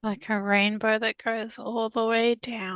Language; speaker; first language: English; native; English